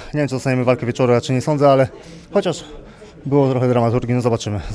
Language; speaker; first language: Polish; native; Polish